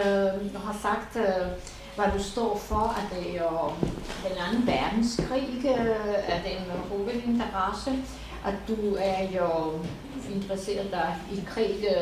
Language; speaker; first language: Danish; non-native, fluent; Serbian